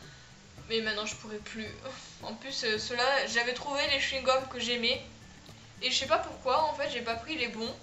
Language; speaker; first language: French; native; French